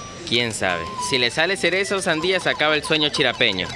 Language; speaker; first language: Spanish; native; Spanish